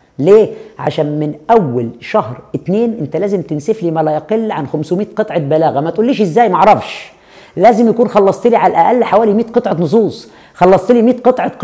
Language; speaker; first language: Arabic; native; Arabic